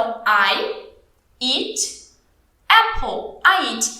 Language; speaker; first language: English; non-native, fluent; Portuguese